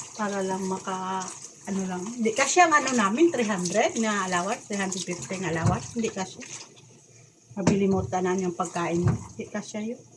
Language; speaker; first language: Filipino; non-native, local second language; Cebuano